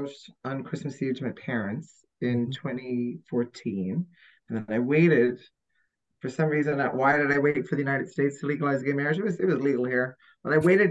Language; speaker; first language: English; native; English